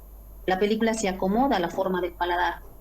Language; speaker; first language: Spanish; native; Spanish